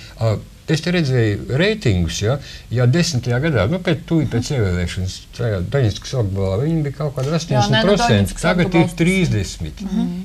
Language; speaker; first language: Latvian; native; Latvian